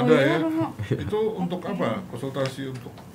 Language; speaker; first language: Indonesian; native; Indonesian